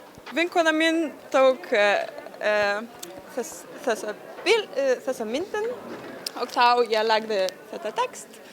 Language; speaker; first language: Icelandic; non-native, learner; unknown